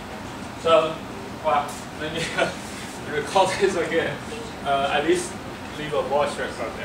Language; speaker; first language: English; non-native, fluent; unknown